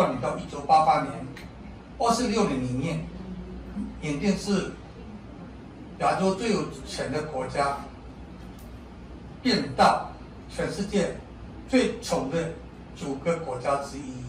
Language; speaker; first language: Chinese; non-native, learner; Burmese